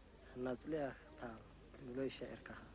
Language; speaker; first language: Hebrew; non-native, learner; Amharic